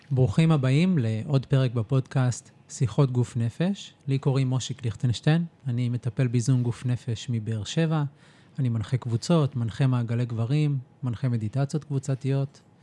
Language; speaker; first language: Hebrew; native; Hebrew